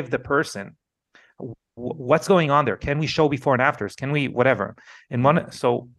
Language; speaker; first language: English; non-native, fluent; Hebrew